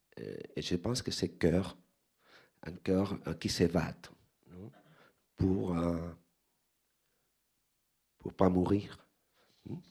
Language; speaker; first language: French; non-native, learner; Spanish